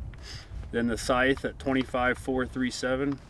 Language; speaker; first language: English; native; English